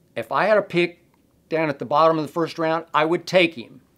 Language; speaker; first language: English; native; English